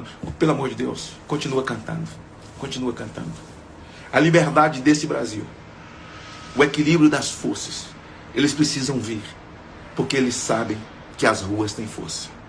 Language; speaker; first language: Portuguese; native; Portuguese